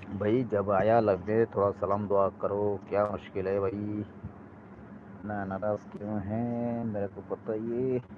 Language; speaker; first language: Hindi; non-native, learner; Bangla